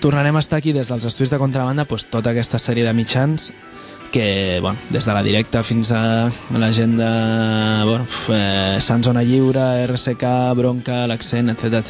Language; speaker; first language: Catalan; native; Catalan